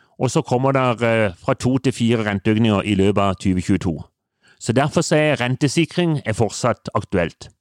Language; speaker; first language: Norwegian; native; Norwegian